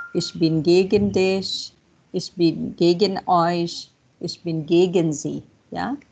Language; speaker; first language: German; non-native, fluent; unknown